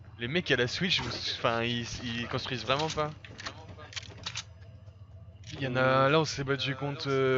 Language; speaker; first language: French; native; French